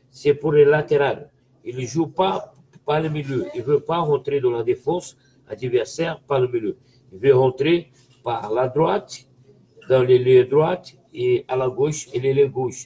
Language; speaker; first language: French; non-native, fluent; Portuguese